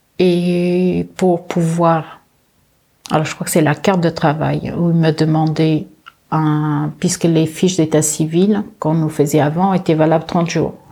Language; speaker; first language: French; early bilingual, other home language; Portuguese